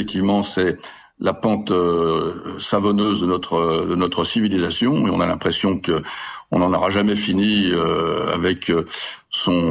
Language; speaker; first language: French; native; French